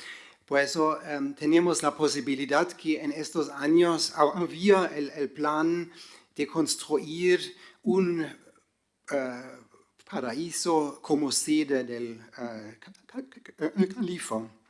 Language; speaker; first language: Spanish; non-native, fluent; German